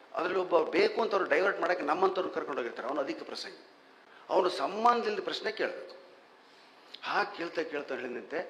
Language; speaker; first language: Kannada; native; Kannada